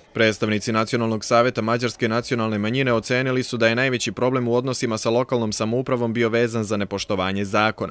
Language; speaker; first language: Serbian; native; Serbian